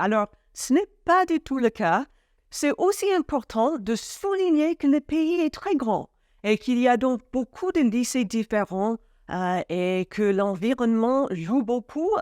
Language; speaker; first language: French; non-native, fluent; English